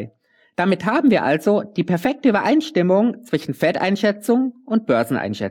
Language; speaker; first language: German; native; German